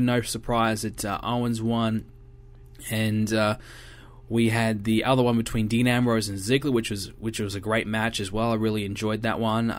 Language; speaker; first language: English; native; English